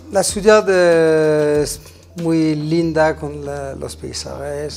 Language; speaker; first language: Spanish; non-native, fluent; French